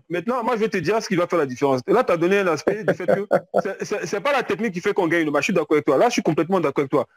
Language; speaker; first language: French; native; French